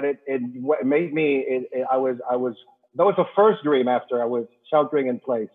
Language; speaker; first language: English; non-native, fluent; Spanish